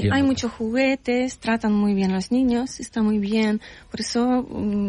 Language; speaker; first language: Spanish; non-native, learner; Ukrainian